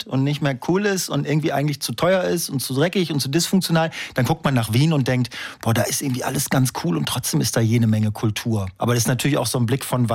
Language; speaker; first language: German; native; German